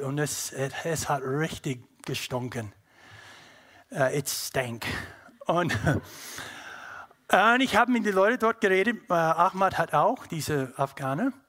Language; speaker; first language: German; non-native, learner; English